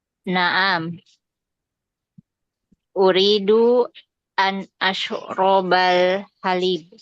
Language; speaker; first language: Arabic; non-native, learner; Indonesian